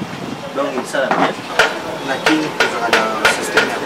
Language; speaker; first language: French; non-native, local second language; Lingala